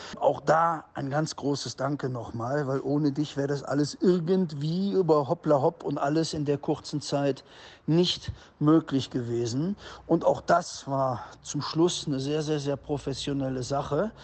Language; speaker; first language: German; native; German